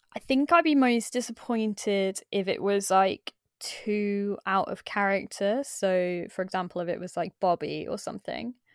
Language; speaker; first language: English; native; English